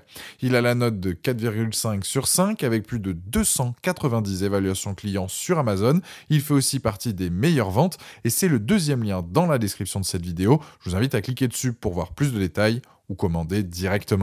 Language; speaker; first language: French; native; French